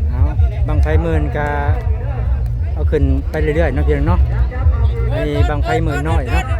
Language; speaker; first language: Thai; non-native, local second language; Lao